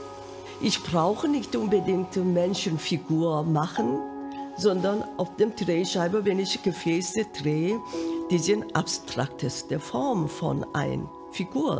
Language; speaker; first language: German; non-native, fluent; Korean